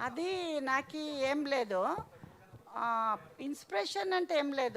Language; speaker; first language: Telugu; non-native, learner; Kannada